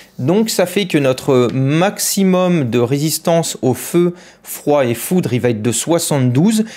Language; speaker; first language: French; native; French